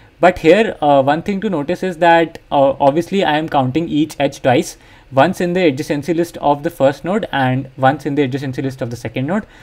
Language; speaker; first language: English; non-native, local second language; Hindi